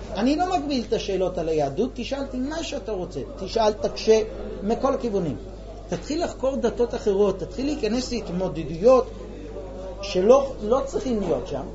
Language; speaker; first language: Hebrew; non-native, fluent; English